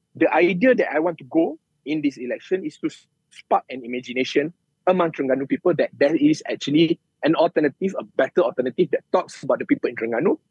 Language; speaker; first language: English; non-native, local second language; Malay